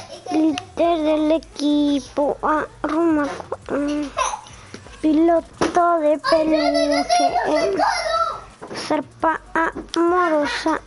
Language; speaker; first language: Spanish; native; Spanish